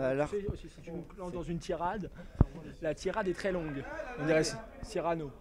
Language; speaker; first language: French; native; French